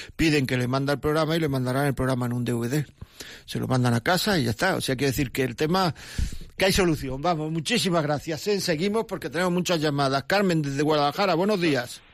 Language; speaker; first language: Spanish; native; Spanish